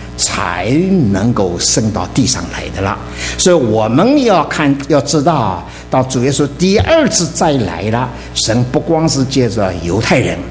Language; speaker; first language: Chinese; native; Chinese